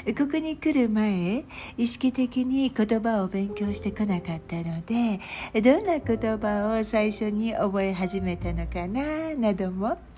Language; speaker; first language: Japanese; native; Japanese